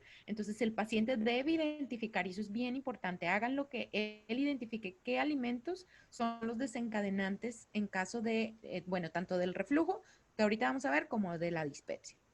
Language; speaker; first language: Spanish; native; Spanish